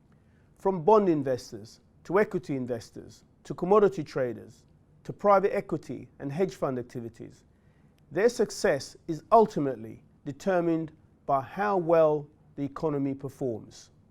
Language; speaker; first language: English; native; English